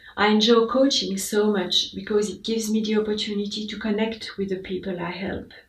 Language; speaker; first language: English; non-native, fluent; French